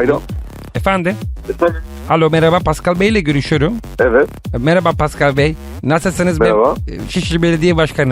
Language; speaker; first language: Turkish; non-native, learner; Italian